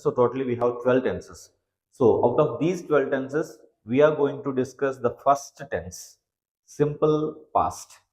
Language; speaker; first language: English; non-native, local second language; Telugu